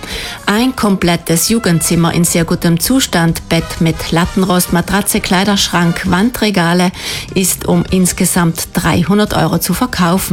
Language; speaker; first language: German; native; German